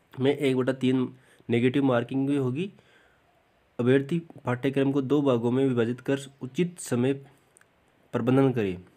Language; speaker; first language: Hindi; native; Hindi